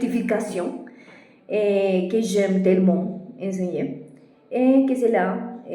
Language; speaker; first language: French; non-native, fluent; Spanish